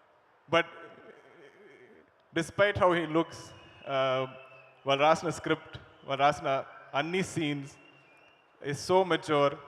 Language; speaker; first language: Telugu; non-native, learner; Malayalam